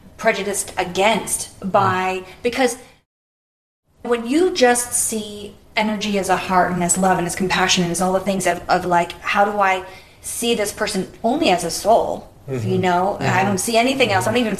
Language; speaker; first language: English; native; English